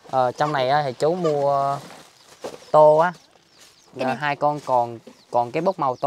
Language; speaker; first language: Vietnamese; native; Vietnamese